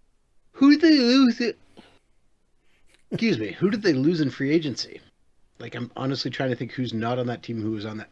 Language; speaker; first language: English; native; English